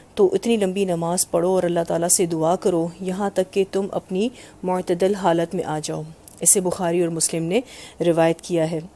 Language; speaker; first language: Urdu; native; Urdu